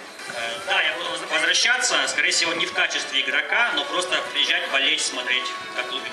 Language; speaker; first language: Russian; native; Russian